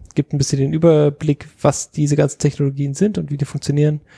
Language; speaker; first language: German; native; German